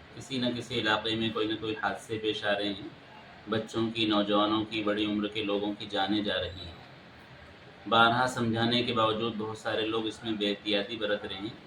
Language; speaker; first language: Urdu; native; Urdu